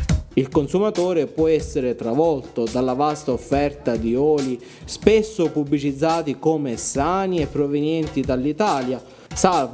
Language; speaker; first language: Italian; native; Italian